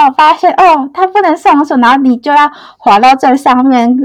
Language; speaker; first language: Chinese; non-native, fluent; Indonesian